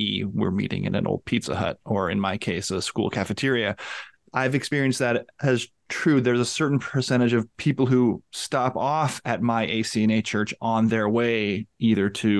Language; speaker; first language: English; native; English